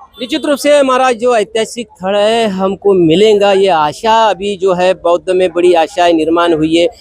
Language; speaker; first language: Hindi; non-native, local second language; Marathi